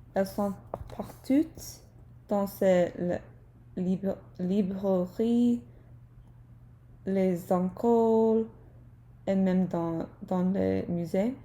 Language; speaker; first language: French; non-native, learner; English